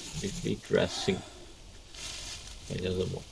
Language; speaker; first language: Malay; non-native, local second language; Chinese